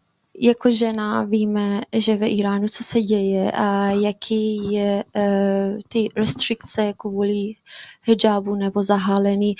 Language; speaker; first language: Czech; non-native, fluent; Persian